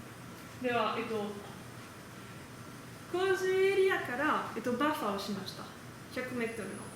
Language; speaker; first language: Japanese; non-native, learner; French